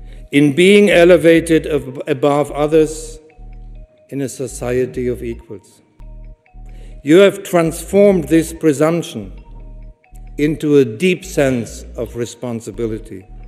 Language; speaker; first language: English; non-native, fluent; German